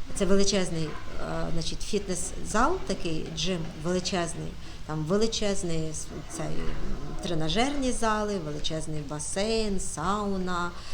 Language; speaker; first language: Ukrainian; native; Ukrainian